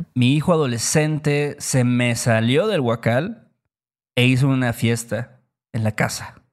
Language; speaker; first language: Spanish; native; Spanish